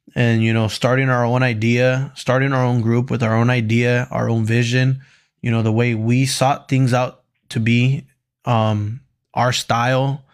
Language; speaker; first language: English; early bilingual, other home language; Spanish